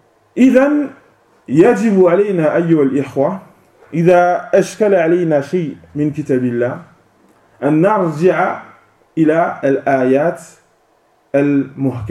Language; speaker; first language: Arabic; non-native, fluent; French